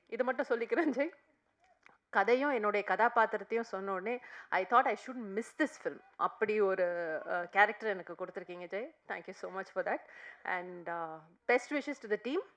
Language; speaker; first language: Tamil; non-native, learner; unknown